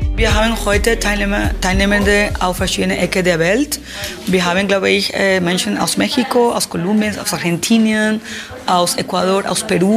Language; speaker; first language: German; non-native, fluent; Spanish